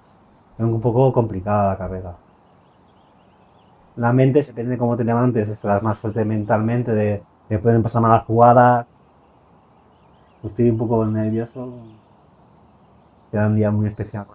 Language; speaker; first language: Spanish; non-native, local second language; Catalan